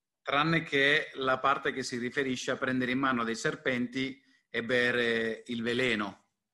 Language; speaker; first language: Italian; native; Italian